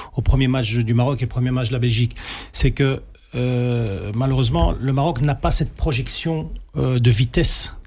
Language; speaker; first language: French; native; French